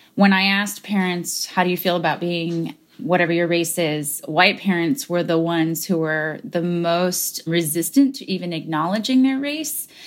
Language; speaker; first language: English; native; English